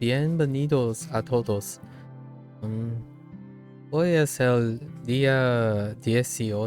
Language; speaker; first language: Spanish; non-native, learner; English